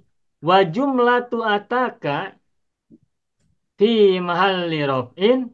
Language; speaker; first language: Arabic; non-native, fluent; Indonesian